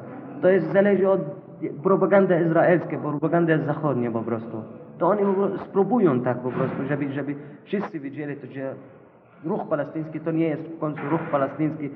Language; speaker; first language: Polish; non-native, learner; Arabic